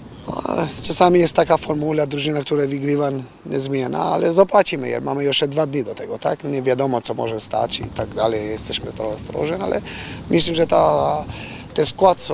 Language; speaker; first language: Polish; non-native, fluent; Albanian